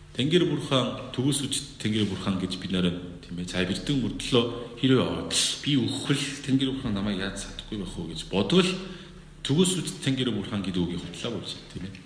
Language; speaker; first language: Mongolian; non-native, fluent; Korean